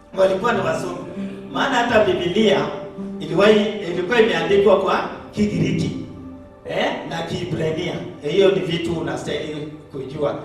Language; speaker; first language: Swahili; non-native, local second language; Luo (Kenya and Tanzania)